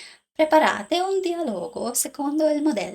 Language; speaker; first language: Italian; non-native, learner; English